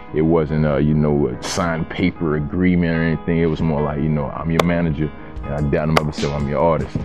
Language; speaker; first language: English; native; English